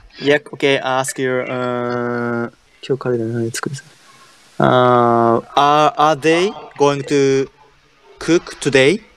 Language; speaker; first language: English; non-native, learner; Japanese